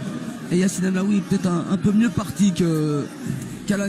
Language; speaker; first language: French; native; French